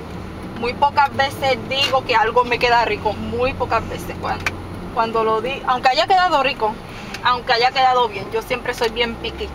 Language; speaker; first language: Spanish; native; Spanish